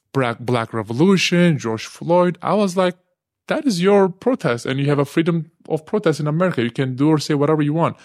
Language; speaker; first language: English; non-native, fluent; Turkish